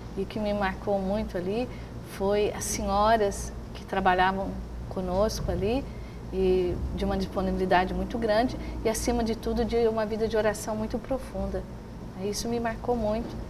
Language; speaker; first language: Portuguese; native; Portuguese